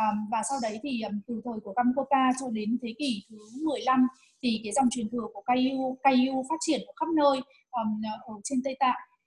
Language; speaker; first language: Vietnamese; native; Vietnamese